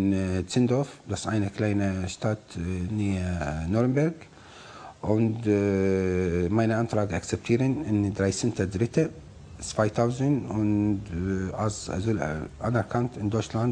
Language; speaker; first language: German; non-native, learner; Arabic